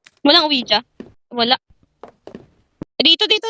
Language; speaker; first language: Filipino; native; Filipino